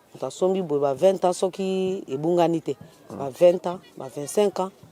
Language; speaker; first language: Lingala; native; Lingala